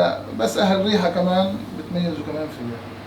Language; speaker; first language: Arabic; native; Arabic